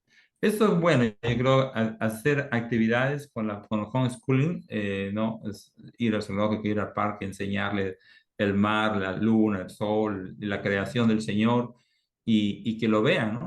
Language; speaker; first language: Spanish; native; Spanish